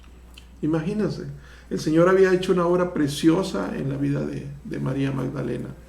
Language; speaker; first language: Spanish; native; Spanish